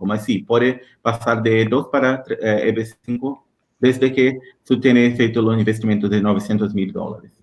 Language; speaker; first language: Spanish; non-native, learner; Portuguese